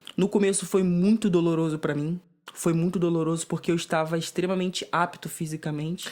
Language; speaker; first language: Portuguese; native; Portuguese